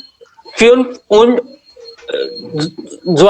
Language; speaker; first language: German; non-native, learner; Marathi